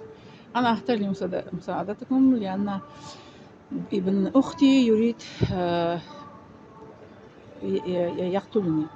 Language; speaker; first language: Arabic; non-native, fluent; Tajik